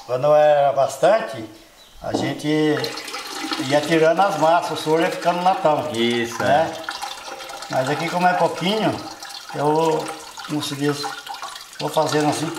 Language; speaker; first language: Portuguese; native; Portuguese